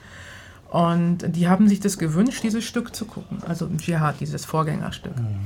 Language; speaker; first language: German; native; German